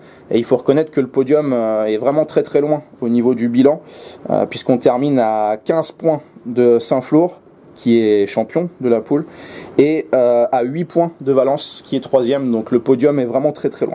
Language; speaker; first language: French; native; French